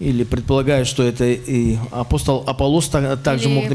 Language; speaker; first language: Russian; native; Russian